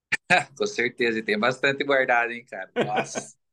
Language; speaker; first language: Portuguese; native; Portuguese